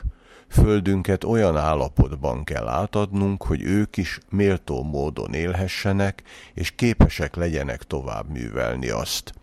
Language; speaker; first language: Hungarian; native; Hungarian